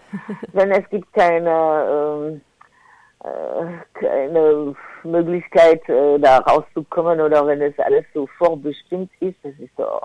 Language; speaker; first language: German; non-native, fluent; French